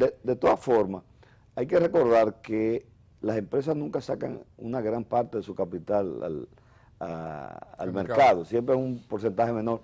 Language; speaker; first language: Spanish; native; Spanish